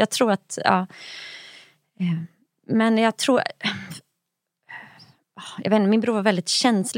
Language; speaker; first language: Swedish; native; Swedish